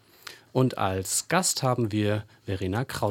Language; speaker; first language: German; native; German